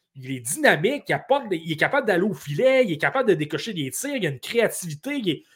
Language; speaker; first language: French; native; French